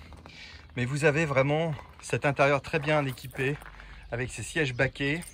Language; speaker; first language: French; native; French